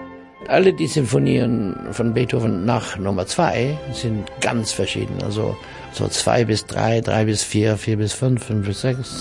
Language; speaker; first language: German; non-native, fluent; English